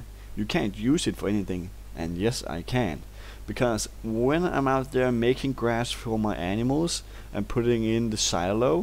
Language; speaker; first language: English; non-native, fluent; Danish